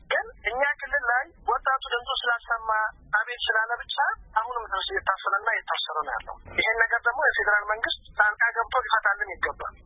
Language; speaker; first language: Amharic; non-native, local second language; Afar